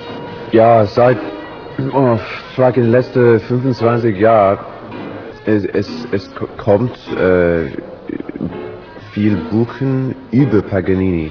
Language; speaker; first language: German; non-native, learner; English